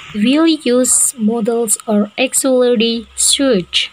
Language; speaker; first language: English; non-native, learner; Indonesian